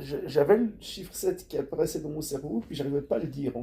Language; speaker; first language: French; native; French